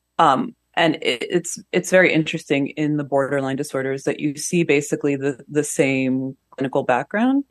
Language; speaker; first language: English; early bilingual, other home language; Russian